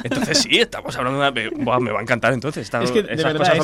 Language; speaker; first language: Spanish; native; Spanish